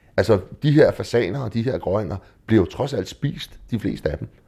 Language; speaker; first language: Danish; native; Danish